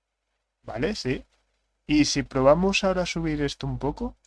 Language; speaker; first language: Spanish; native; Spanish